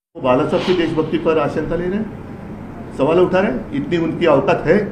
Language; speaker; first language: Hindi; non-native, local second language; Marathi